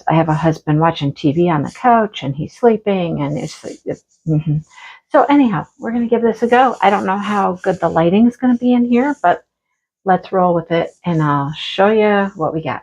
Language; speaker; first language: English; native; English